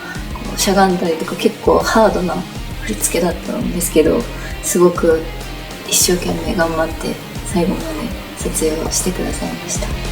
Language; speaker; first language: Japanese; native; Japanese